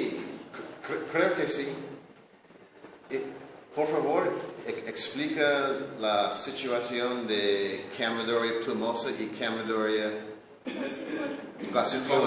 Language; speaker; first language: Spanish; non-native, learner; English